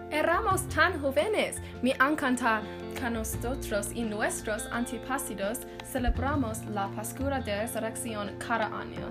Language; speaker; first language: Spanish; non-native, learner; English